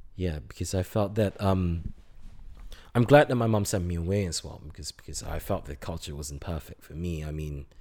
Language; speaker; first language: English; native; English